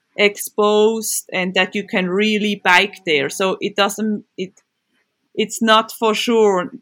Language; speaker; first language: English; non-native, fluent; Swiss German